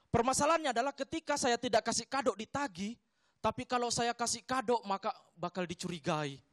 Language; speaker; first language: Indonesian; native; Indonesian